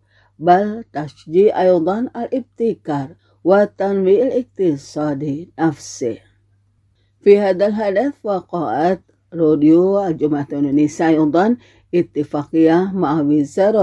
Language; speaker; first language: Arabic; non-native, fluent; Indonesian